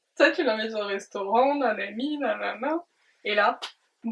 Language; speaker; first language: French; native; French